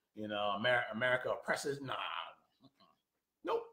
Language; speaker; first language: English; native; English